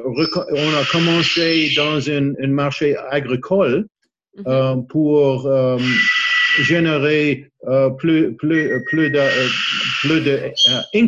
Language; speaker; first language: French; non-native, learner; English